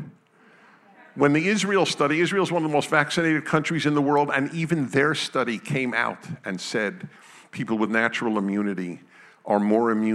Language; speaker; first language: English; native; English